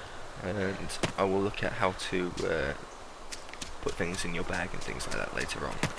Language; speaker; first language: English; native; English